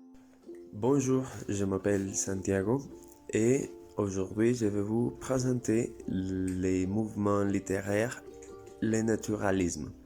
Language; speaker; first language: French; non-native, learner; Spanish